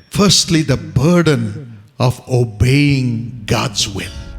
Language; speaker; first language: English; non-native, local second language; Tamil